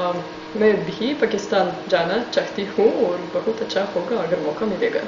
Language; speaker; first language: Hindi; non-native, fluent; Russian